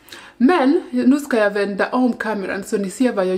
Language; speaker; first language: Swedish; non-native, learner; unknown